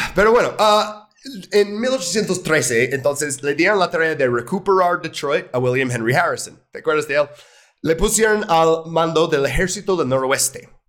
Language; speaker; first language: Spanish; non-native, fluent; English